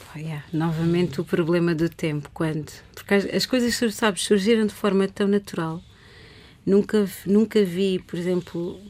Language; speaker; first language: Portuguese; native; Portuguese